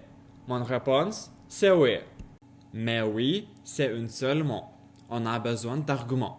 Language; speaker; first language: French; non-native, learner; Lithuanian